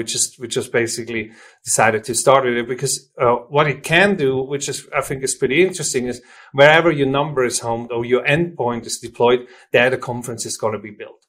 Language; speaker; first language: English; non-native, fluent; German